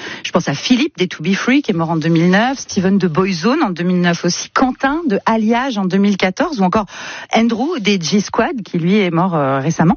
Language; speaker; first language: French; native; French